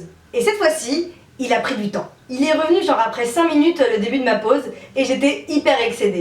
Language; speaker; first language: French; native; French